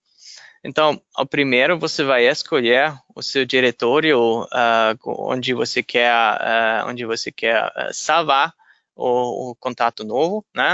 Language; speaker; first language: Portuguese; non-native, fluent; German